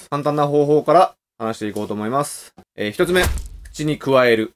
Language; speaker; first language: Japanese; native; Japanese